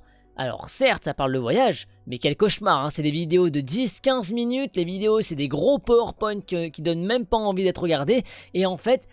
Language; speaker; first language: French; native; French